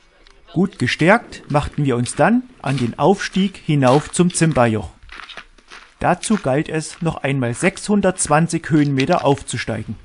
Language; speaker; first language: German; native; German